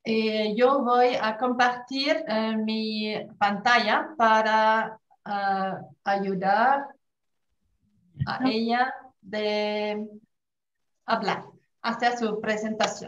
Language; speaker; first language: Spanish; non-native, fluent; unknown